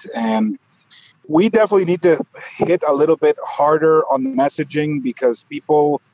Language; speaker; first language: English; non-native, fluent; Spanish